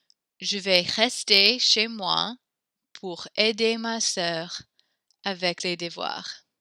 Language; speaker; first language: French; non-native, fluent; English